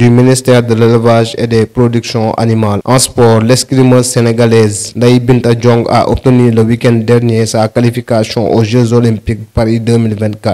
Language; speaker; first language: French; non-native, local second language; Wolof